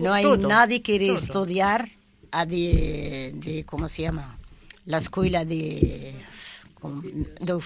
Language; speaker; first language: Spanish; non-native, learner; Arabic